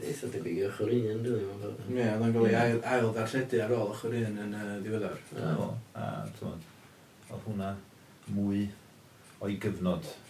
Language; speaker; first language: Welsh; early bilingual, heritage; Welsh